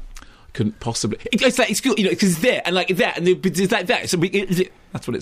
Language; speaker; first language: English; native; English